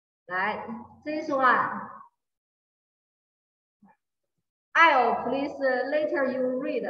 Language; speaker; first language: English; non-native, learner; Chinese